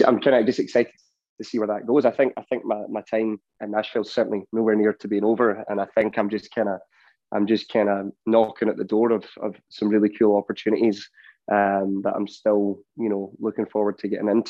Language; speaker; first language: English; native; English